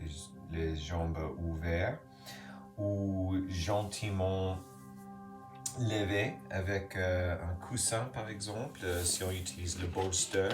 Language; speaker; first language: French; non-native, fluent; English